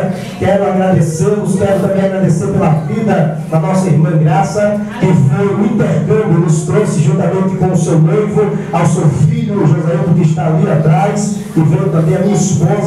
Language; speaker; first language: Portuguese; native; Portuguese